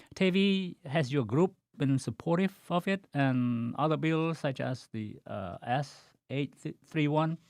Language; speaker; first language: English; non-native, fluent; Khmer